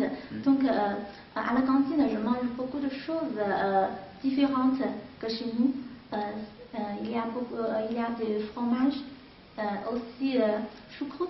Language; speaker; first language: French; non-native, fluent; Chinese